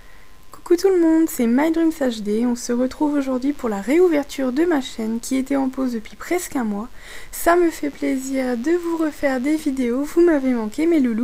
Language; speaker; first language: French; native; French